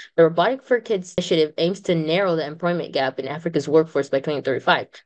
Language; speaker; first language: English; non-native, local second language; Ganda